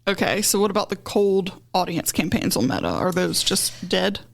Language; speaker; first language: English; native; English